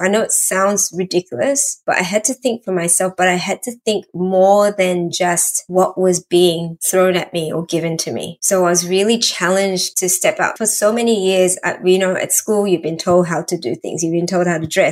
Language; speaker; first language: English; native; English